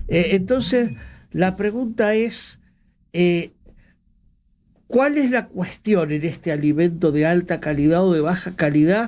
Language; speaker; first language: Spanish; native; Spanish